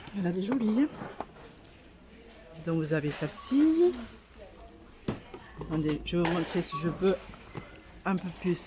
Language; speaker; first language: French; native; French